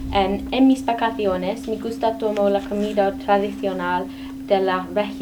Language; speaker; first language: Spanish; non-native, learner; English